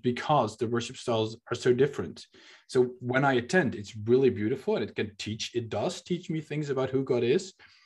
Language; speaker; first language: English; non-native, fluent; Dutch